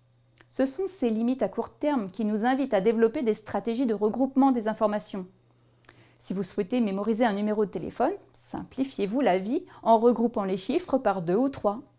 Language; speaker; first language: French; native; French